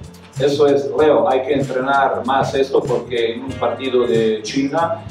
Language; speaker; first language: Spanish; non-native, fluent; Serbian